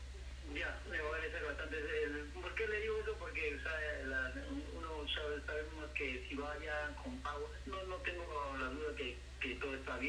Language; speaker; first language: Spanish; native; Spanish